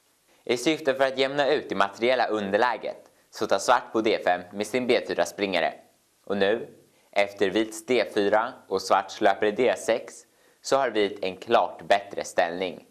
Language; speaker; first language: Swedish; native; Swedish